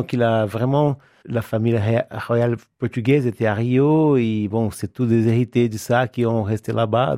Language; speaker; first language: French; non-native, fluent; Portuguese